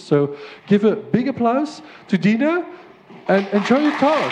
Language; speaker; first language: English; non-native, fluent; Dutch